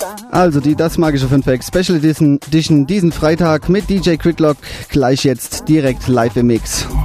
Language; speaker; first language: German; native; German